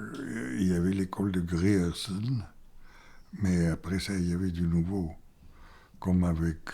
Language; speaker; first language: French; non-native, fluent; Bulgarian